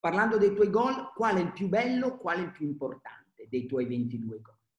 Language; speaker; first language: Italian; native; Italian